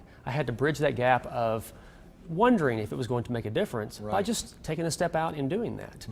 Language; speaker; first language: English; native; English